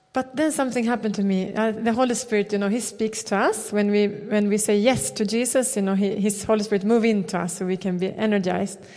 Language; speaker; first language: English; non-native, fluent; Swedish